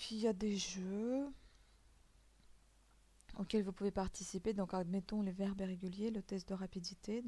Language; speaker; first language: French; native; French